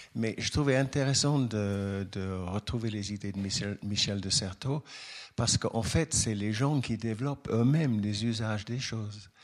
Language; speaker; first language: French; non-native, fluent; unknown